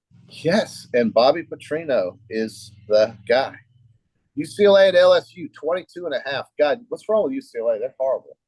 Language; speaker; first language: English; native; English